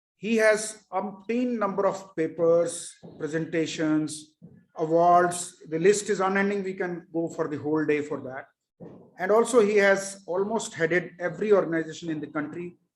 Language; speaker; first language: English; non-native, local second language; Hindi